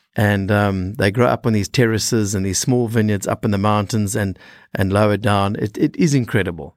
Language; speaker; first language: English; native; English